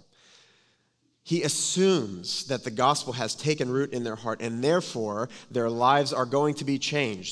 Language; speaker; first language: English; native; English